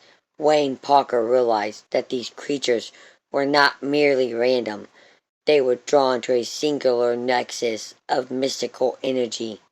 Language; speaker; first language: English; native; English